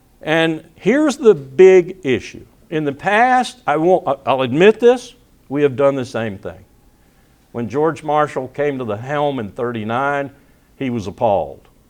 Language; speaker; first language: English; native; English